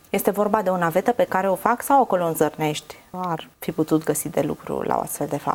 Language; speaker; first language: Romanian; native; Romanian